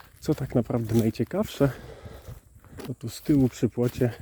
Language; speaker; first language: Polish; native; Polish